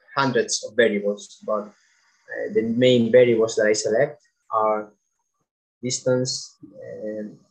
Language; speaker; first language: English; non-native, fluent; Spanish